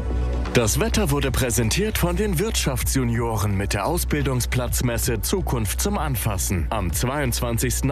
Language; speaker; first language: German; native; German